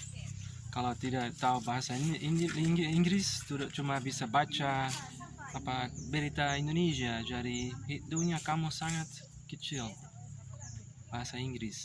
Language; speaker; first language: Indonesian; non-native, learner; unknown